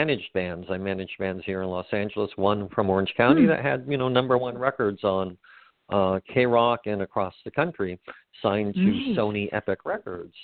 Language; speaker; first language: English; native; English